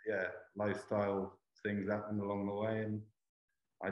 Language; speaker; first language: English; native; English